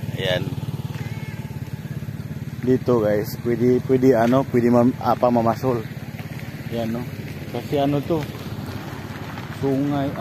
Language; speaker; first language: Filipino; early bilingual, heritage; Filipino